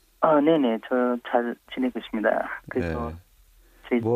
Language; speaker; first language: Korean; non-native, fluent; Nepali